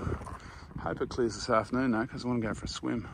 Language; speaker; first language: English; native; English